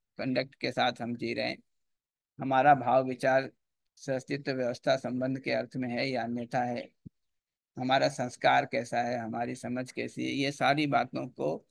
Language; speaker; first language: Hindi; native; Hindi